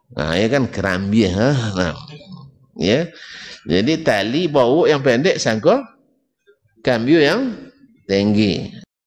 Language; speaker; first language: Malay; native; Malay